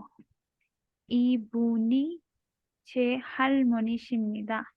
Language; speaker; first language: Korean; non-native, learner; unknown